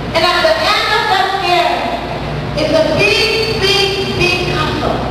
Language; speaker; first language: English; non-native, local second language; Filipino